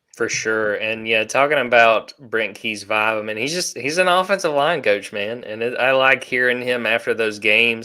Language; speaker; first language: English; native; English